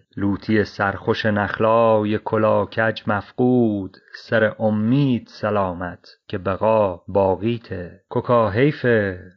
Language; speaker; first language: Persian; native; Persian